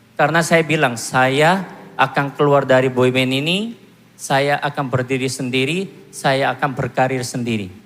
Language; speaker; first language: Indonesian; non-native, fluent; Korean